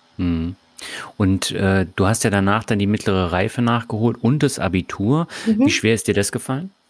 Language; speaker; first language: German; native; German